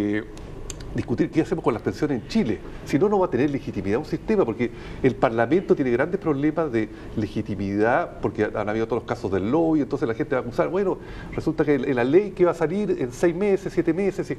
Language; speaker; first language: Spanish; native; Spanish